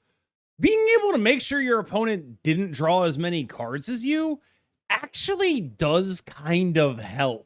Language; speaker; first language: English; native; English